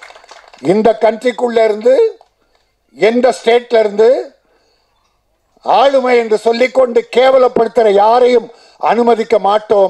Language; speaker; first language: Tamil; native; Tamil